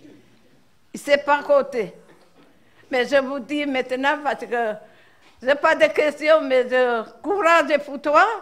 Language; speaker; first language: French; non-native, local second language; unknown